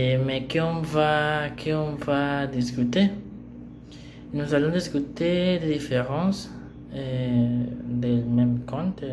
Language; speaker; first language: French; non-native, learner; Spanish